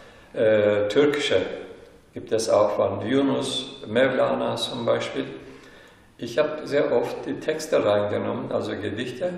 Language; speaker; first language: German; non-native, fluent; Turkish